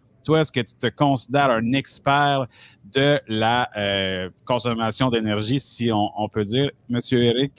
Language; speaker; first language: French; native; French